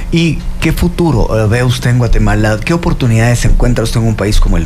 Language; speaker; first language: Spanish; native; Spanish